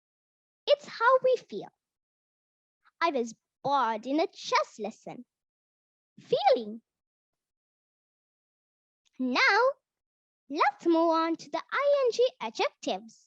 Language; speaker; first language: English; non-native, local second language; Sinhala